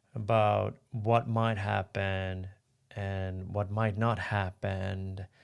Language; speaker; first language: English; non-native, fluent; Swedish